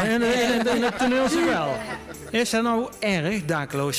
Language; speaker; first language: Dutch; native; Dutch